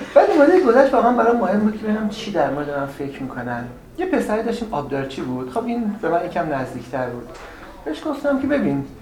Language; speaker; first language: Persian; native; Persian